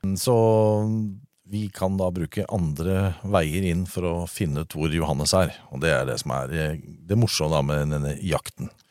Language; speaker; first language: Norwegian; native; Norwegian